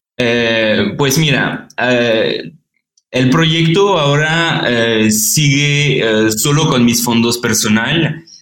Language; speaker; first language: Spanish; non-native, fluent; French